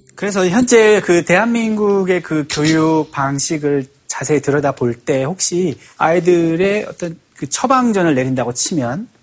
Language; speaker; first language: Korean; native; Korean